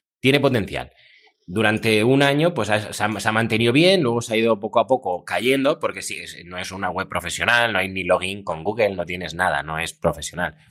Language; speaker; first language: Spanish; non-native, fluent; Russian